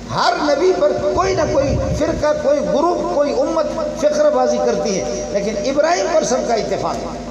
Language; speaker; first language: Urdu; non-native, local second language; Baluchi